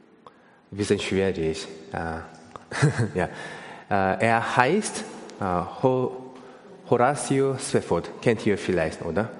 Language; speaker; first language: German; non-native, learner; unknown